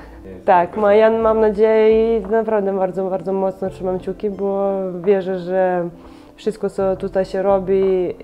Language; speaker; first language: Polish; non-native, fluent; Serbian